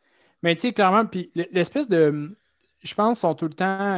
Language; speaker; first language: French; native; French